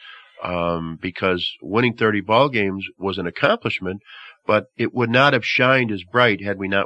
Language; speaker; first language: English; native; English